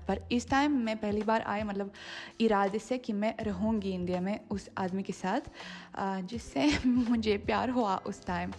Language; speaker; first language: Hindi; non-native, fluent; Russian